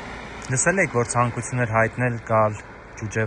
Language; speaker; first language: Armenian; native; Armenian